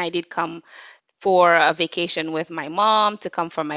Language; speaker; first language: English; non-native, fluent; Wolof